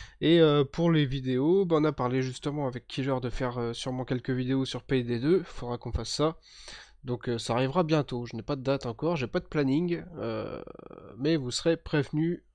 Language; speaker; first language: French; native; French